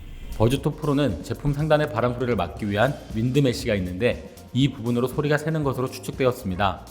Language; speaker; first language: Korean; native; Korean